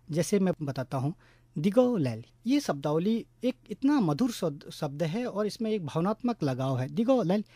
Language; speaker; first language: Hindi; non-native, local second language; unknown